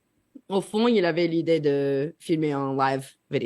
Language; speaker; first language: French; non-native, learner; English